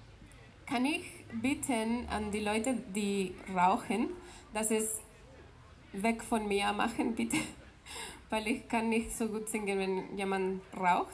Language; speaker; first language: German; non-native, fluent; Spanish